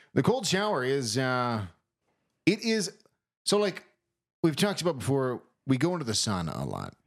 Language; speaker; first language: English; native; English